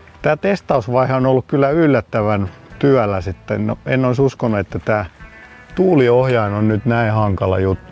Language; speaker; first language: Finnish; native; Finnish